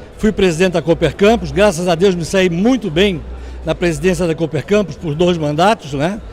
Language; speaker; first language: Portuguese; native; Portuguese